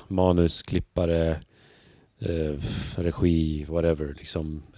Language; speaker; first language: Swedish; native; Swedish